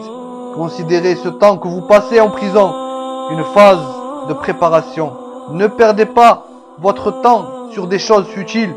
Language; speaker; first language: French; non-native, local second language; Arabic